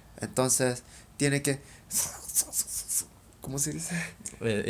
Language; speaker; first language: Spanish; non-native, learner; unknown